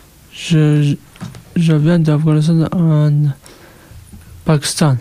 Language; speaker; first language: French; non-native, learner; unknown